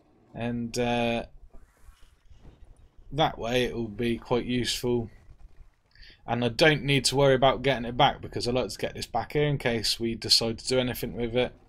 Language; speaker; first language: English; native; English